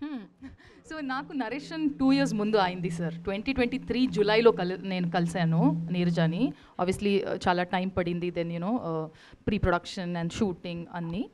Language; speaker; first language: Telugu; non-native, fluent; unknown